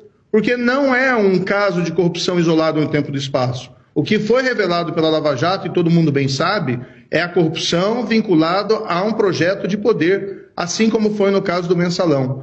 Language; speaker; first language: Portuguese; native; Portuguese